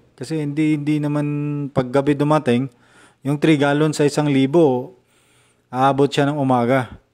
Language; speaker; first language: Filipino; non-native, local second language; Cebuano